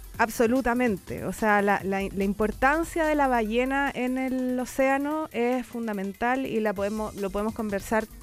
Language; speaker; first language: Spanish; native; Spanish